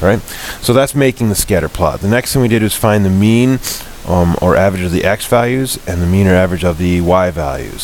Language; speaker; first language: English; native; English